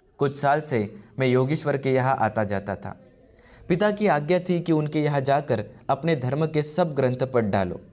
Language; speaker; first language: Hindi; non-native, local second language; Marathi